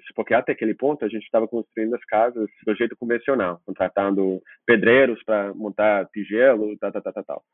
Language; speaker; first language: Portuguese; non-native, fluent; English